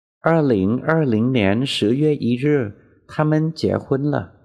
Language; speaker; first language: Chinese; non-native, fluent; Vietnamese